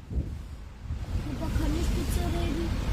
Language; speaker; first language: German; early bilingual, other home language; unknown